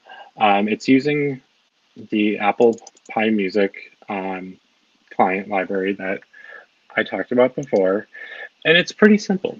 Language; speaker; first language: English; native; English